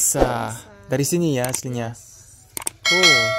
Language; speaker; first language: Indonesian; non-native, fluent; French